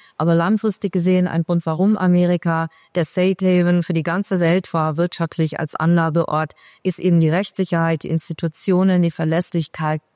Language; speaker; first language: German; early bilingual, other home language; Persian